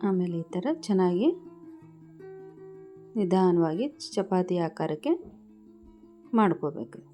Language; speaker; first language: Kannada; native; Kannada